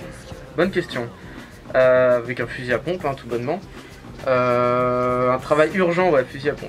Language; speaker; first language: French; native; French